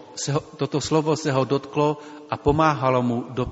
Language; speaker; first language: Czech; native; Czech